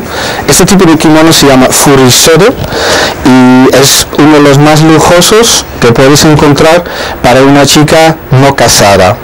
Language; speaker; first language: Spanish; non-native, fluent; Dutch